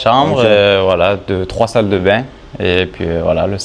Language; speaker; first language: French; native; French